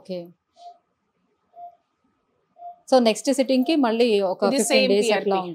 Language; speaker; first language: Telugu; native; Telugu